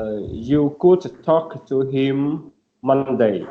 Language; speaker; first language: English; non-native, learner; Vietnamese